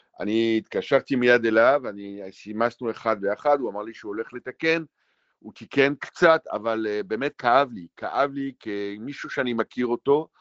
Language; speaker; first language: Hebrew; non-native, fluent; French